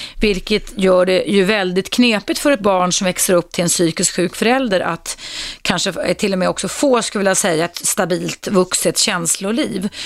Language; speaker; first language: Swedish; native; Swedish